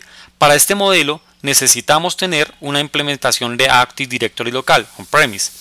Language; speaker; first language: Spanish; native; Spanish